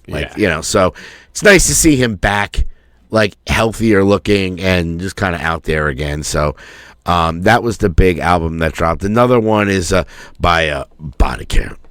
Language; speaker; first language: English; native; English